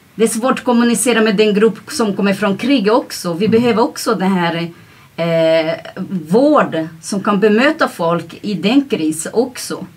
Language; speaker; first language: Swedish; non-native, fluent; Portuguese